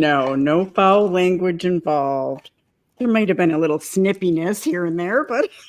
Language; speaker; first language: English; native; English